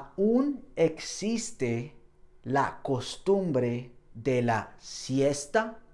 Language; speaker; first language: Spanish; non-native, fluent; English